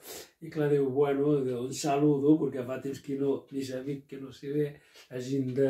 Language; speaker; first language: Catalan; non-native, local second language; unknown